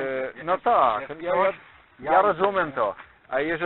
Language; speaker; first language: Polish; non-native, learner; Slovenian